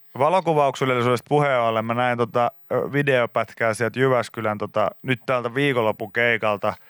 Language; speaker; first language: Finnish; native; Finnish